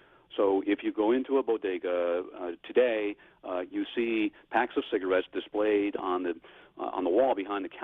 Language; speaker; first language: English; native; English